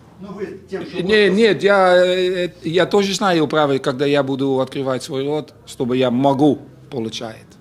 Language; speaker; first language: Russian; non-native, learner; Dutch